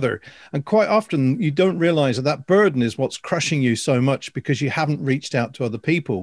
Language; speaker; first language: English; native; English